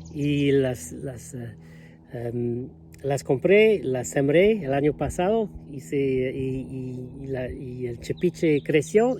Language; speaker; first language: Spanish; non-native, fluent; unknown